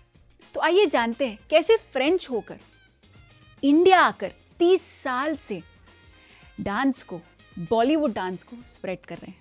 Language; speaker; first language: Hindi; native; Hindi